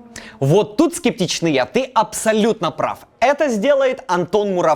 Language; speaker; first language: Russian; native; Russian